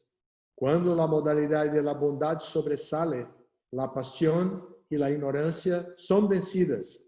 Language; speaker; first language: Spanish; non-native, fluent; Portuguese